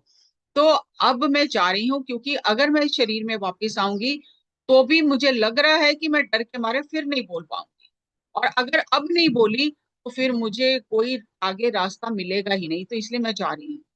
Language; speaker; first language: Hindi; native; Hindi